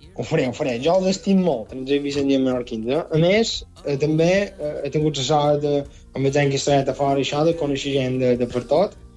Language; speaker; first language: Catalan; native; Catalan